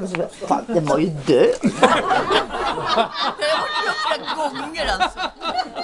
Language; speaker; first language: Swedish; native; Swedish